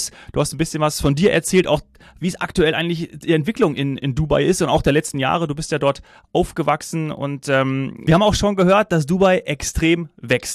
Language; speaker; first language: German; native; German